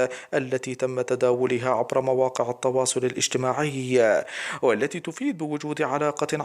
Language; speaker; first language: Arabic; native; Arabic